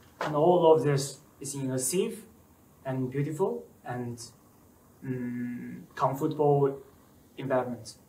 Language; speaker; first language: English; non-native, learner; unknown